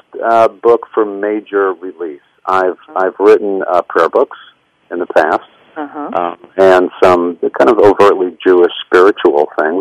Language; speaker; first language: English; native; English